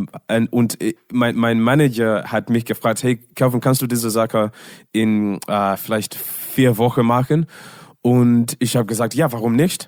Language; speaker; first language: German; non-native, learner; English